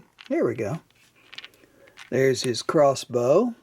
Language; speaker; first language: English; native; English